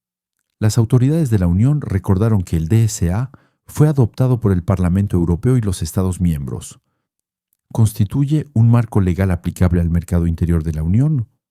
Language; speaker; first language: Spanish; non-native, fluent; French